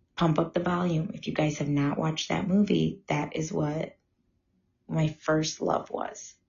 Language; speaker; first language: English; early bilingual, other home language; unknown